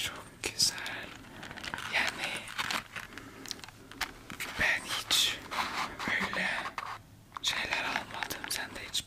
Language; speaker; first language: Turkish; early bilingual, heritage; Turkish